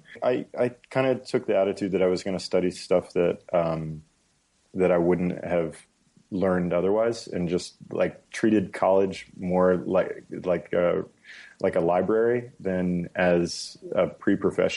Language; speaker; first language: English; native; English